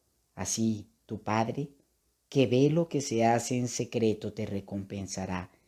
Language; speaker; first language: Spanish; native; Spanish